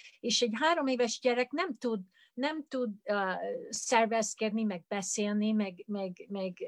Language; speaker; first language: Hungarian; early bilingual, heritage; Hungarian